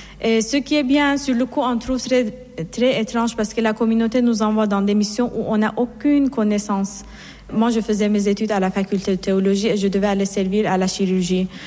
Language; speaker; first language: French; non-native, fluent; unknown